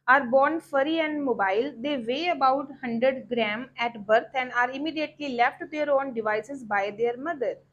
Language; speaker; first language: English; non-native, local second language; Punjabi